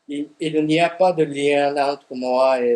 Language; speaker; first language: French; non-native, fluent; Japanese